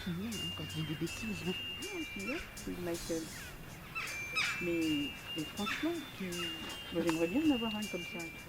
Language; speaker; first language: French; native; French